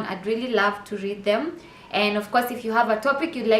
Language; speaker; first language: English; non-native, local second language; Swahili